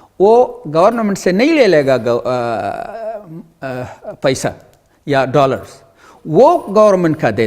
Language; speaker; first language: Hindi; non-native, fluent; Pashto